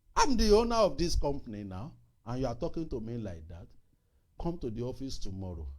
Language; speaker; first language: English; non-native, local second language; Yoruba